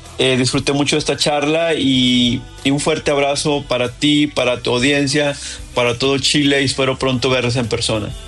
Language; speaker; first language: Spanish; early bilingual, heritage; Spanish